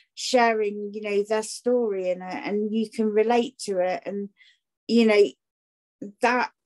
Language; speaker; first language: English; native; English